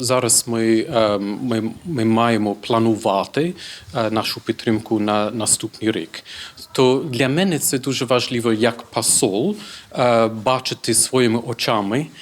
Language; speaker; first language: Ukrainian; non-native, fluent; English